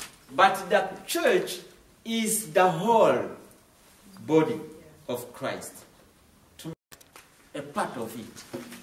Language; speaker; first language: English; non-native, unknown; Swahili